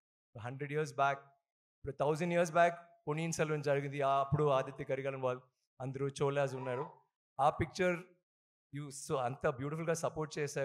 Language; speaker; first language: Telugu; non-native, local second language; Tamil